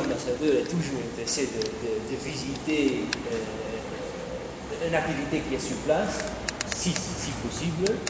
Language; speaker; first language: French; non-native, fluent; Dutch